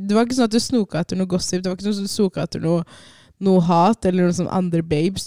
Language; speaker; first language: Norwegian; native; Norwegian